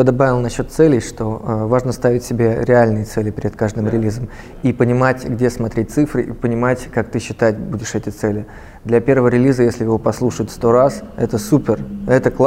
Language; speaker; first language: Russian; native; Russian